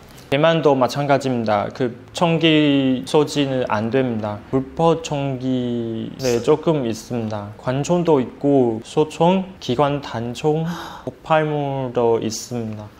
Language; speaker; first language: Korean; non-native, fluent; Chinese